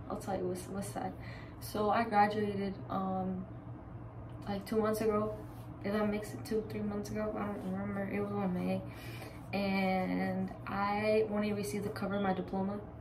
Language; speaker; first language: English; early bilingual, other home language; Spanish